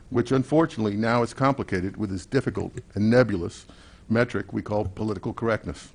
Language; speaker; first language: English; native; English